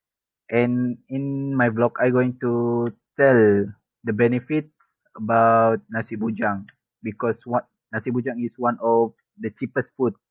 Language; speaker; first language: English; non-native, local second language; Malay